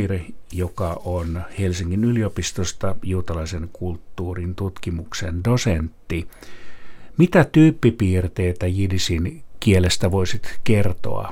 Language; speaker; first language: Finnish; native; Finnish